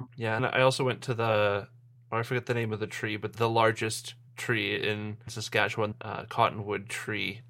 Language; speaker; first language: English; native; English